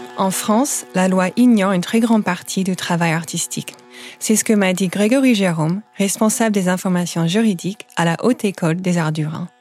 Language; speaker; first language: French; non-native, fluent; English